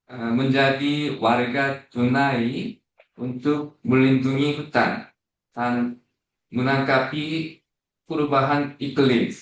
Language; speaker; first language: Indonesian; non-native, fluent; Korean